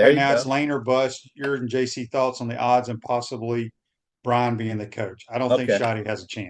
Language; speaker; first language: English; native; English